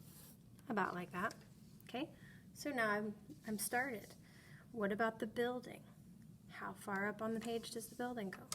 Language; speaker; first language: English; native; English